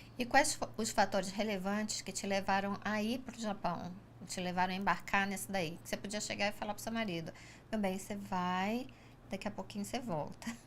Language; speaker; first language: Portuguese; native; Portuguese